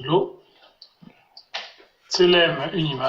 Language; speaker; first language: French; non-native, fluent; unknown